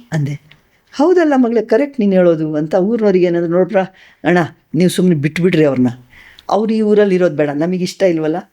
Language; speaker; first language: Kannada; non-native, local second language; Lambadi